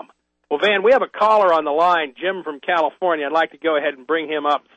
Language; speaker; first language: English; native; English